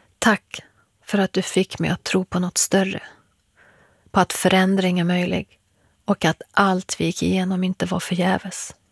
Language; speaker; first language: Swedish; early bilingual, other home language; Persian